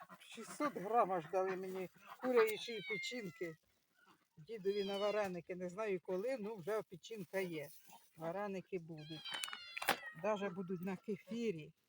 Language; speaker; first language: Ukrainian; native; Ukrainian